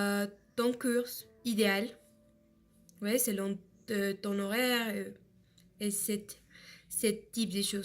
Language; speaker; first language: French; non-native, learner; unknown